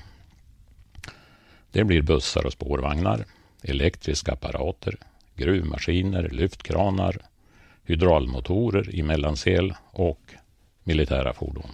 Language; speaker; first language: Swedish; native; Swedish